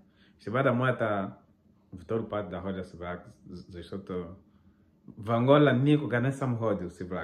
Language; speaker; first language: Bulgarian; non-native, learner; Portuguese